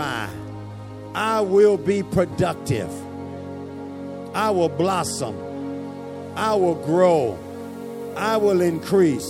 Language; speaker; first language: English; native; English